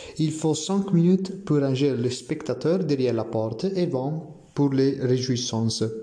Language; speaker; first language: French; non-native, learner; Italian